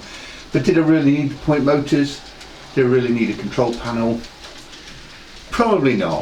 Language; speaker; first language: English; native; English